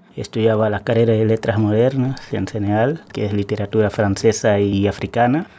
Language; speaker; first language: Spanish; non-native, fluent; Wolof